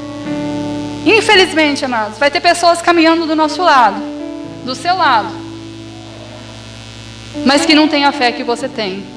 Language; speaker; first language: Portuguese; native; Portuguese